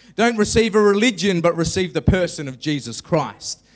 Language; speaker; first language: English; native; English